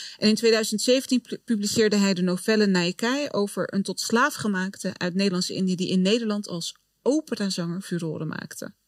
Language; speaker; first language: Dutch; early bilingual, other home language; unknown